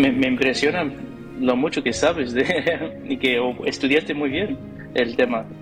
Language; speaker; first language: Spanish; non-native, fluent; English